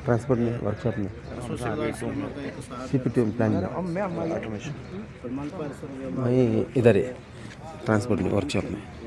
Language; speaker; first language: Hindi; non-native, local second language; Malayalam